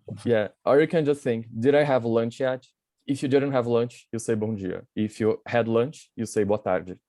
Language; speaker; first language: English; non-native, fluent; Portuguese